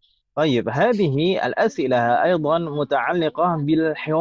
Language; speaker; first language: Arabic; non-native, fluent; Indonesian